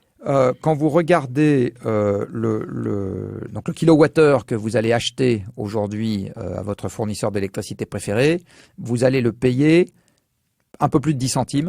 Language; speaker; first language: French; native; French